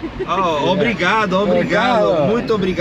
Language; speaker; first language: Portuguese; non-native, learner; English